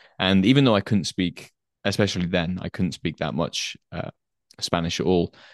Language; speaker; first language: English; native; English